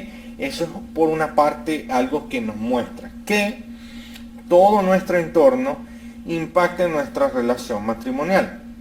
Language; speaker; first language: Spanish; native; Spanish